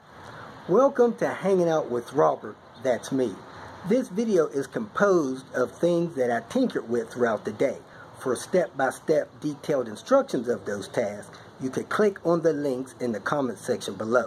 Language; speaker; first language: English; native; English